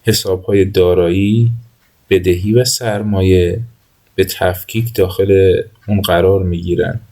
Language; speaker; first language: Persian; native; Persian